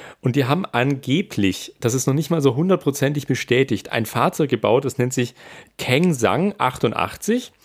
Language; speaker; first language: German; native; German